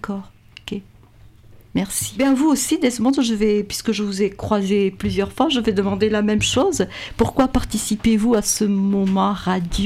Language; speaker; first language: French; native; French